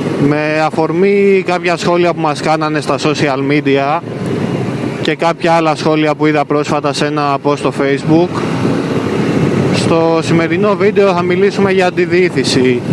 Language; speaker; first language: Greek; native; Greek